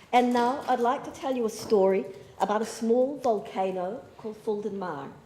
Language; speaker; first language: English; native; English